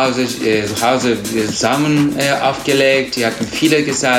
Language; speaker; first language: German; non-native, learner; Turkish